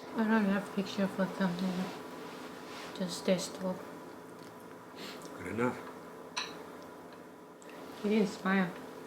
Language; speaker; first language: English; non-native, fluent; Thai